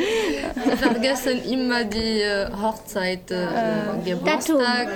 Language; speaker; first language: German; non-native, learner; Arabic